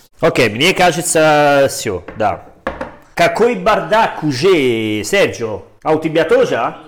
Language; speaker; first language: Russian; non-native, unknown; Italian